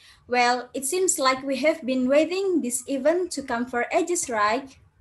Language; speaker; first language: English; non-native, learner; Indonesian